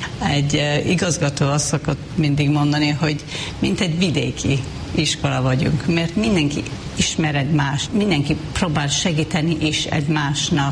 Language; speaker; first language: Hungarian; non-native, fluent; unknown